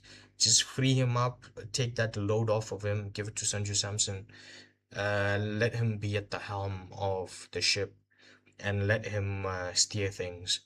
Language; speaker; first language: English; non-native, local second language; Hindi